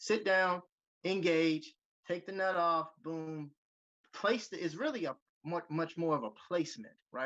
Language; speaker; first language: English; native; English